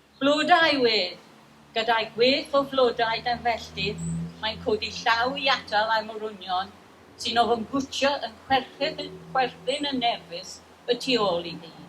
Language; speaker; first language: Welsh; non-native, learner; English